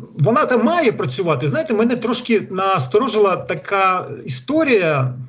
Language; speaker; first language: Ukrainian; non-native, local second language; Russian